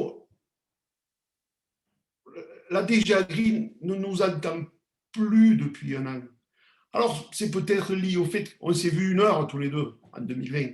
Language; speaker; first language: French; native; French